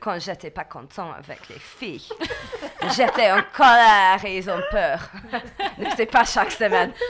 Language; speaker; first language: French; non-native, learner; English